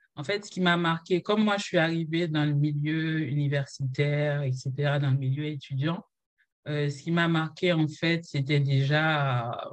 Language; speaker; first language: French; non-native, local second language; Haitian Creole